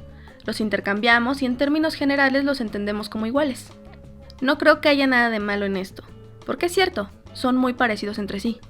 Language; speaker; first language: Spanish; native; Spanish